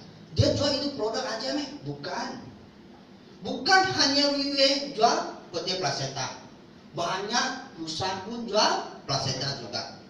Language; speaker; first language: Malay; non-native, local second language; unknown